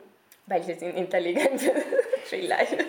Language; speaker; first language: German; non-native, learner; Spanish